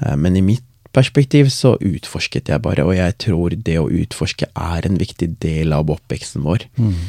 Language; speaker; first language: Norwegian; non-native, local second language; Tamil